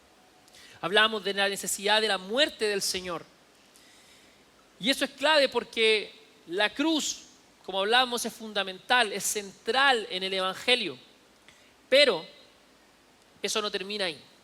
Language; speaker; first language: Spanish; native; Spanish